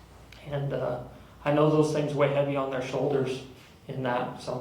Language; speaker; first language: English; native; English